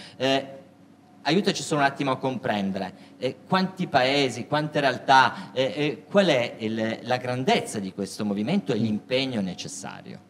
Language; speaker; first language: Italian; native; Italian